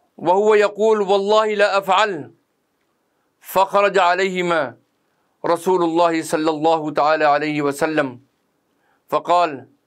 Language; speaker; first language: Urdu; native; Urdu